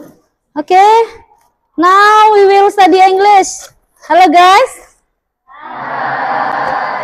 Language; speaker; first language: English; non-native, learner; Indonesian